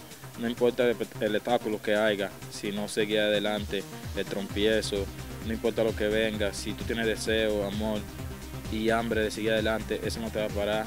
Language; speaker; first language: Spanish; native; Spanish